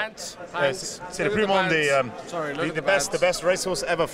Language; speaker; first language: French; non-native, learner; English